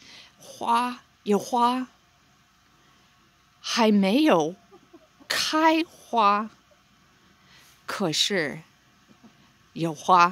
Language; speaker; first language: Chinese; non-native, fluent; English